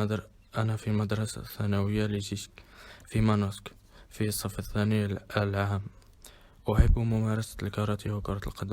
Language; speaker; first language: Arabic; native; Arabic